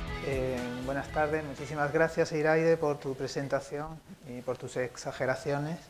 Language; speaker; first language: Spanish; native; Spanish